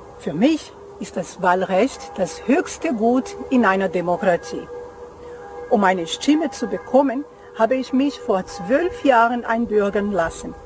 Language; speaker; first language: German; non-native, fluent; Portuguese